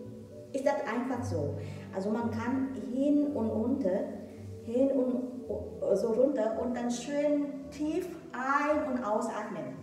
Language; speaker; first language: German; non-native, learner; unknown